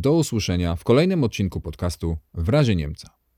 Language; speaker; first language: Polish; native; Polish